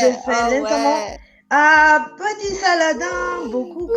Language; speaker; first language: French; non-native, fluent; Italian